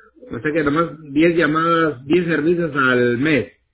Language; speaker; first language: Spanish; native; Spanish